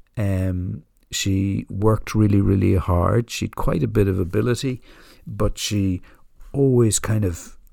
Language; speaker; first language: English; native; English